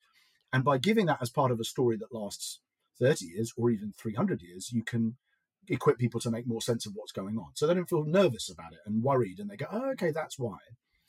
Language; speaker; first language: English; native; English